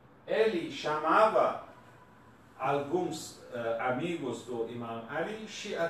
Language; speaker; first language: Portuguese; non-native, learner; Persian